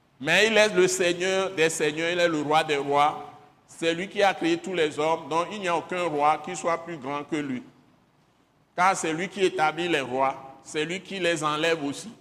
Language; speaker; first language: French; non-native, local second language; Ewe